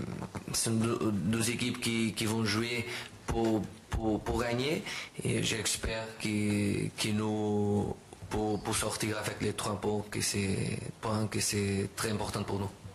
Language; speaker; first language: French; non-native, learner; Portuguese